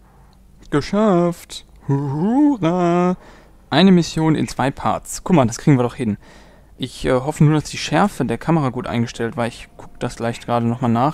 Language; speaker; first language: German; native; German